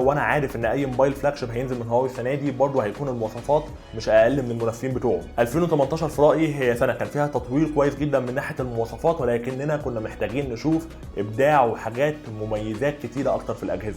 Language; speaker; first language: Arabic; native; Arabic